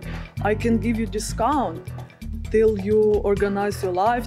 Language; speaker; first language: English; non-native, learner; Ukrainian